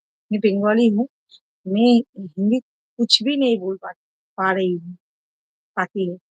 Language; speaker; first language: Hindi; non-native, local second language; Bangla